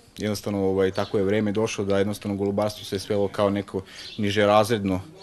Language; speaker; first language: Serbian; native; Serbian